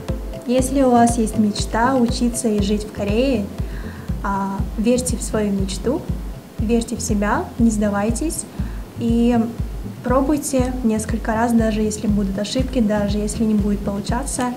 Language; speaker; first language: Russian; non-native, local second language; Kazakh